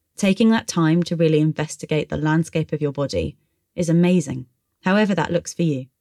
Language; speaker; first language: English; native; English